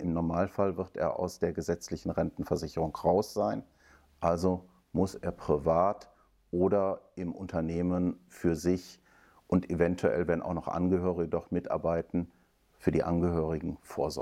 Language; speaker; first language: German; native; German